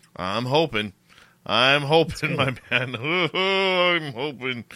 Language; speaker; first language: English; native; English